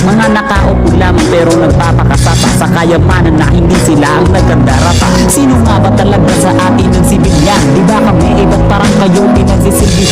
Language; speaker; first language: Filipino; native; Filipino